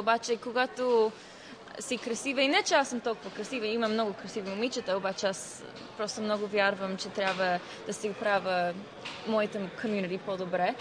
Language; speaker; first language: Bulgarian; early bilingual, heritage; Bulgarian